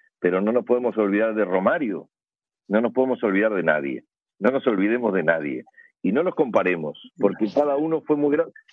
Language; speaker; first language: Spanish; native; Spanish